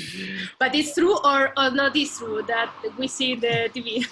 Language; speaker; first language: English; non-native, learner; Spanish